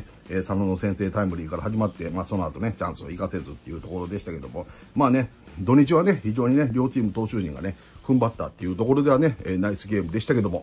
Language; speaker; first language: Japanese; native; Japanese